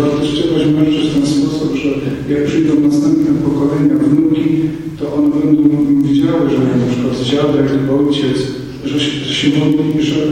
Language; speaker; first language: Polish; native; Polish